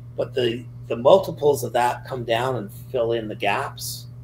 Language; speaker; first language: English; native; English